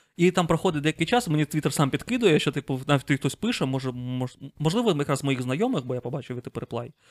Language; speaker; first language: Ukrainian; non-native, local second language; Russian